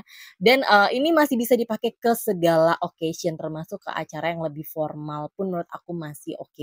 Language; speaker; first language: Indonesian; native; Indonesian